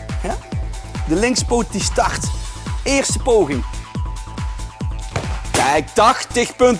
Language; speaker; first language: Dutch; native; Dutch